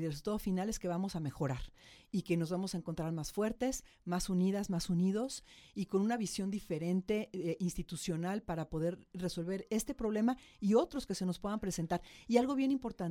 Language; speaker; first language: Spanish; native; Spanish